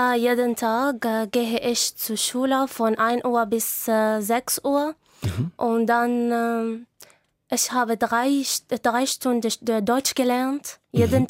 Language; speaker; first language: German; non-native, learner; Arabic